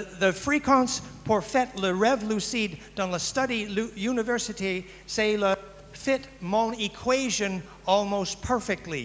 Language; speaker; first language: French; non-native, learner; English